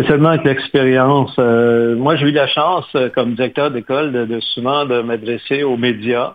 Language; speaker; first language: French; native; French